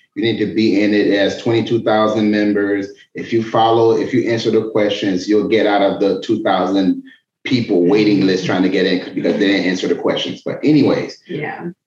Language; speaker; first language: English; native; English